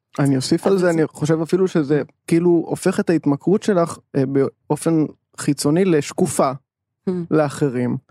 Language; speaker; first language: Hebrew; native; Hebrew